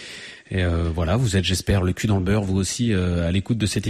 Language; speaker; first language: French; native; French